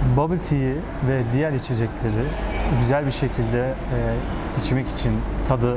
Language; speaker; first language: Turkish; early bilingual, heritage; Turkish